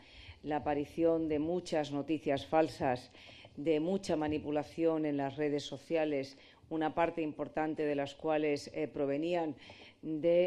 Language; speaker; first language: Spanish; native; Spanish